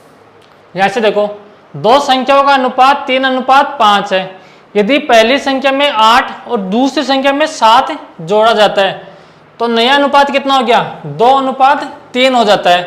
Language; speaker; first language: Hindi; native; Hindi